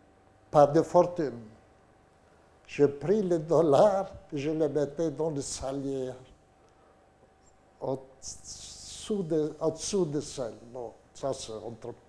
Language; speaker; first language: French; non-native, fluent; Yiddish